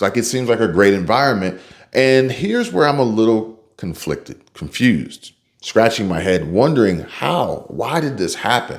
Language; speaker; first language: English; native; English